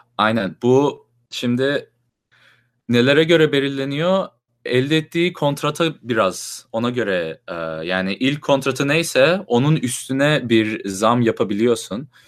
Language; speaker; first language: Turkish; native; Turkish